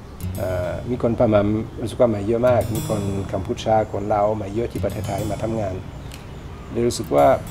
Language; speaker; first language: Thai; non-native, learner; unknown